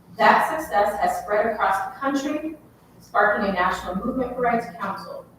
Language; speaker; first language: English; native; English